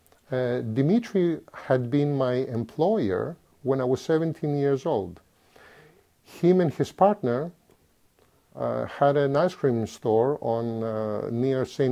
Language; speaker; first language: English; non-native, fluent; Greek